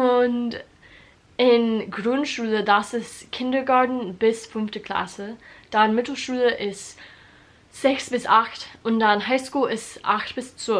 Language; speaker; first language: German; non-native, learner; English